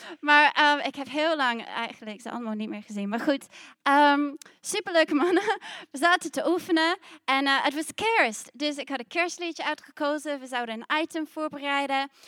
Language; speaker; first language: Dutch; non-native, fluent; English